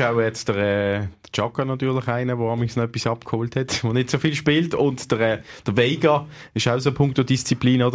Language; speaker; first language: German; native; German